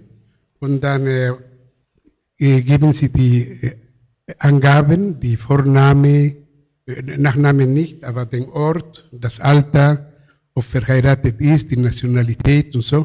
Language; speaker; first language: German; non-native, fluent; Spanish